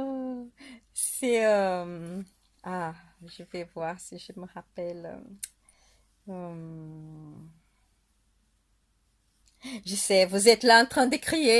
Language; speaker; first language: French; non-native, fluent; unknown